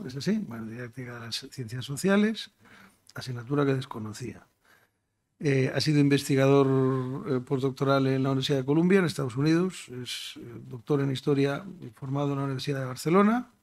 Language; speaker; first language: Spanish; native; Spanish